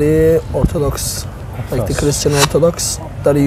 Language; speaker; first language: Indonesian; non-native, learner; Turkish